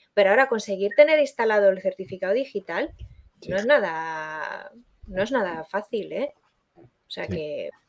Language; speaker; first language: Spanish; native; Spanish